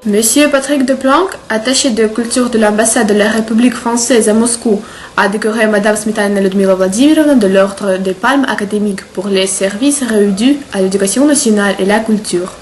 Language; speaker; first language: French; non-native, learner; Russian